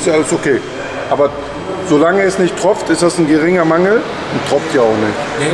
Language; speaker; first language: German; native; German